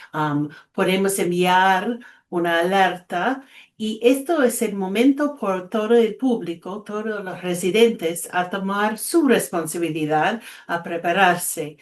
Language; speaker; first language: Spanish; non-native, fluent; English